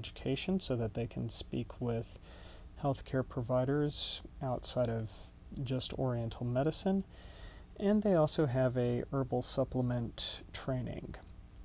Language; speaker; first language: English; native; English